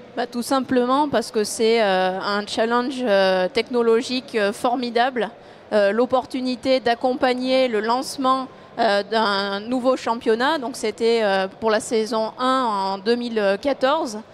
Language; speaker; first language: French; native; French